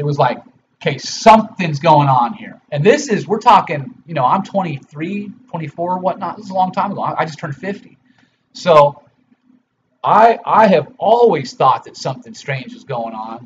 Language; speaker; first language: English; native; English